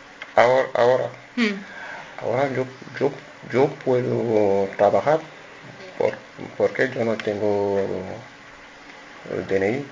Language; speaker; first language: Spanish; non-native, learner; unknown